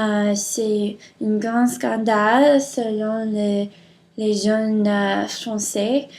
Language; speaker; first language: French; non-native, learner; English